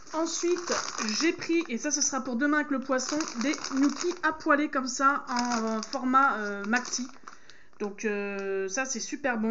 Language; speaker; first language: French; native; French